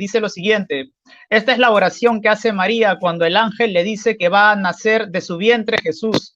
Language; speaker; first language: Spanish; native; Spanish